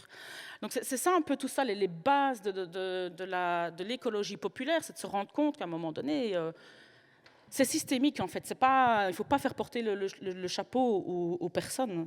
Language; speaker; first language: French; native; French